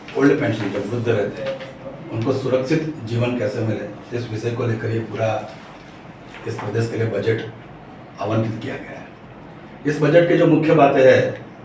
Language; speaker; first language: Hindi; non-native, local second language; Gujarati